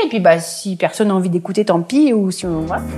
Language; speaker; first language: French; native; French